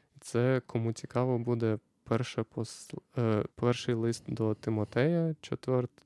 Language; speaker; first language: Ukrainian; non-native, fluent; Lithuanian